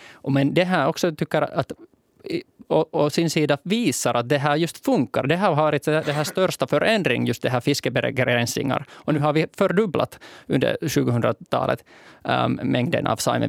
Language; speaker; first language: Swedish; native; Swedish